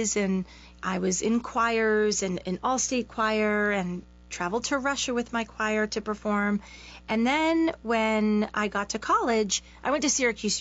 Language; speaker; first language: English; native; English